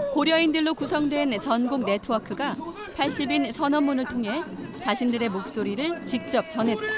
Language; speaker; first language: Korean; native; Korean